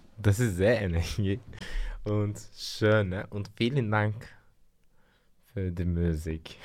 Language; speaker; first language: German; non-native, learner; Turkish